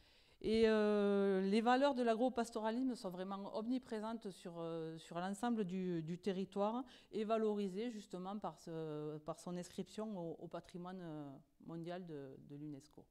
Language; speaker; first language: French; native; French